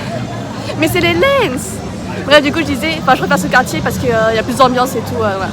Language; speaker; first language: French; native; French